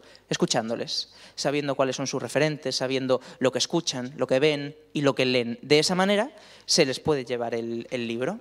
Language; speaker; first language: Spanish; native; Spanish